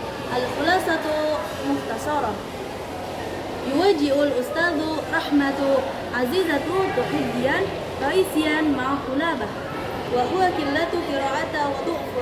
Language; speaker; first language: Arabic; non-native, learner; Indonesian